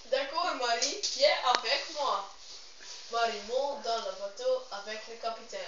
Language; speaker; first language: French; non-native, learner; Dutch